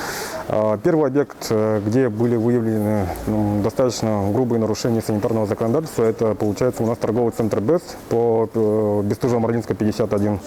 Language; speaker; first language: Russian; native; Russian